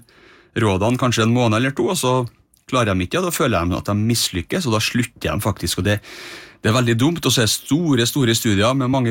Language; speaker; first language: Norwegian; native; Norwegian